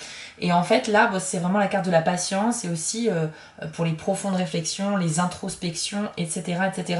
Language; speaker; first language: French; native; French